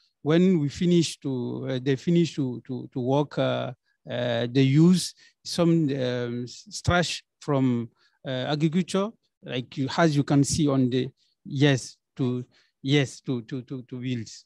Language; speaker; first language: English; non-native, learner; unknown